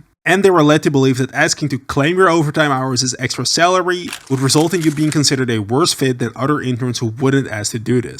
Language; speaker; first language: English; native; English